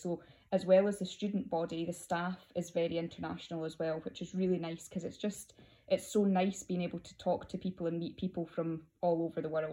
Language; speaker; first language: English; native; English